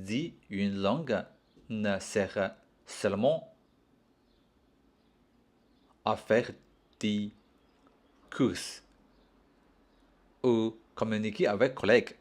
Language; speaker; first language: French; non-native, learner; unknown